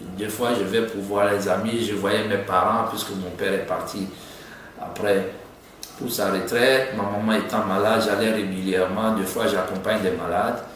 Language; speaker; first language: French; native; French